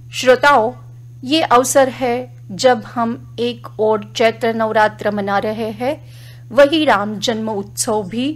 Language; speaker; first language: Hindi; non-native, local second language; Marathi